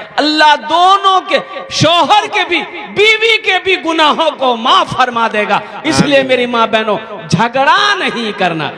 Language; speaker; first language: Hindi; non-native, local second language; Bangla